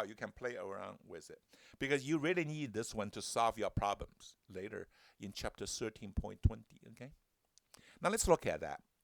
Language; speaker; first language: English; non-native, fluent; Chinese